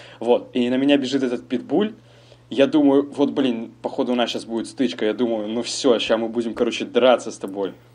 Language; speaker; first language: Russian; native; Russian